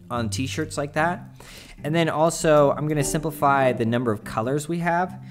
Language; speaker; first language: English; native; English